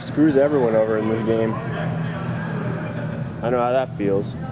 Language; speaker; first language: English; native; English